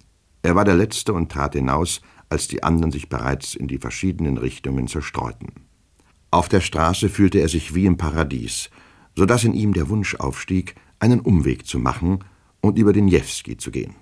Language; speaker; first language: German; native; German